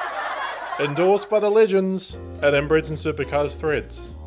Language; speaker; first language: English; native; English